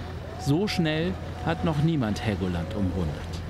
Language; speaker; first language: German; native; German